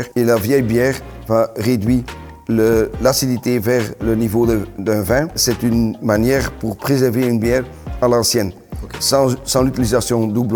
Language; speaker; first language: French; non-native, local second language; Dutch